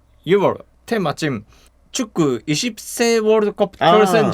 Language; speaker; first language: Korean; non-native, fluent; Japanese